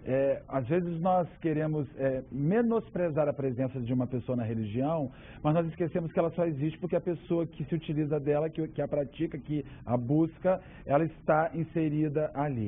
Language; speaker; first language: Portuguese; native; Portuguese